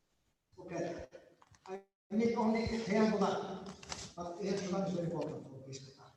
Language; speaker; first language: English; non-native, learner; Italian